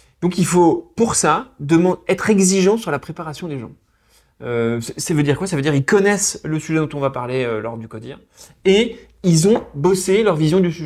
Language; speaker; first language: French; native; French